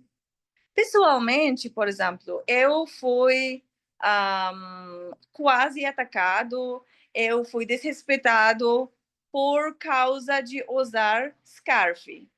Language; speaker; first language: Portuguese; non-native, learner; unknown